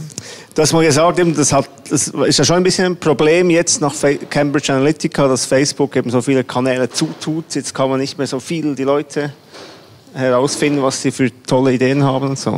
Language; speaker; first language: German; native; German